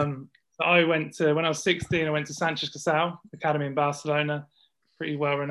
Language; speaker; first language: English; native; English